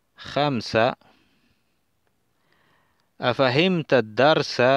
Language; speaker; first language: Arabic; non-native, fluent; Spanish